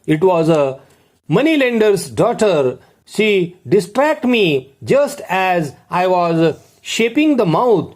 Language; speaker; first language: English; non-native, local second language; Marathi